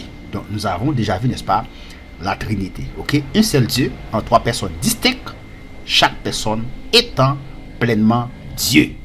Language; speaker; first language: French; non-native, local second language; Haitian Creole